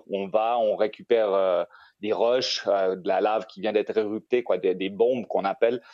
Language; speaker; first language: French; native; French